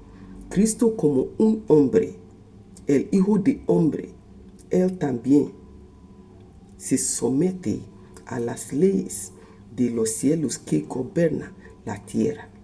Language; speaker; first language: Spanish; non-native, fluent; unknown